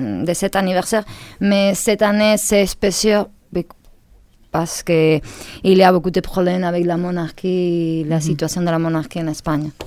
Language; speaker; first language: French; non-native, learner; Spanish